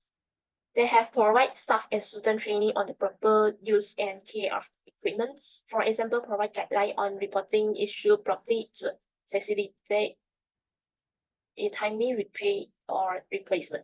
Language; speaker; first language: English; non-native, local second language; Malay